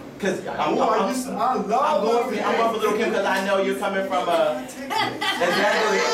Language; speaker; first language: English; native; English